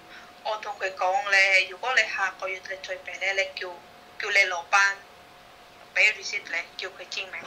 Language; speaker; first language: Cantonese; non-native, fluent; Indonesian